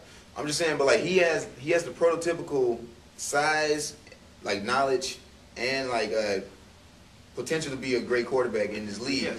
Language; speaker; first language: English; native; English